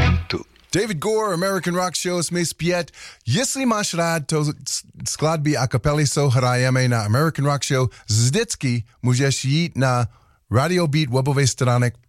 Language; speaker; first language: Czech; non-native, learner; English